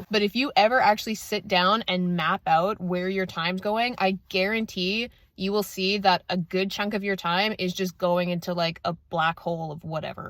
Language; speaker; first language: English; native; English